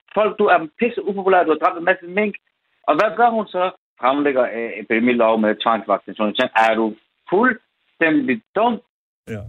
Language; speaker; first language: Danish; early bilingual, other home language; Persian